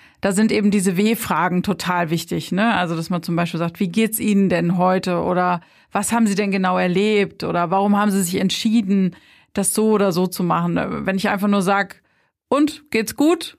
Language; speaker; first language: German; native; German